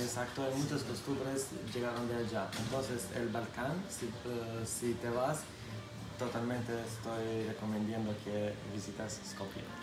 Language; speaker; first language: Spanish; non-native, learner; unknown